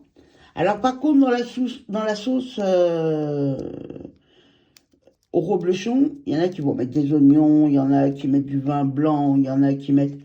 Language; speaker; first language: French; native; French